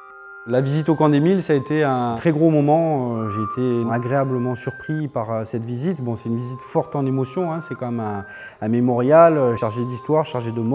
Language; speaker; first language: French; native; French